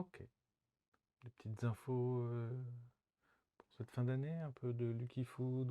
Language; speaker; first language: French; native; French